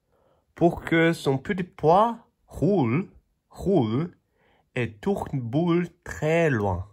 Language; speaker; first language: French; non-native, fluent; Chinese